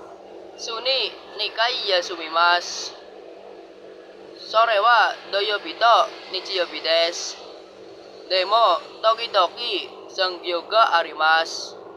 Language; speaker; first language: Japanese; non-native, learner; Indonesian